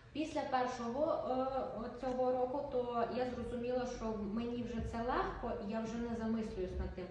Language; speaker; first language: Ukrainian; non-native, local second language; Russian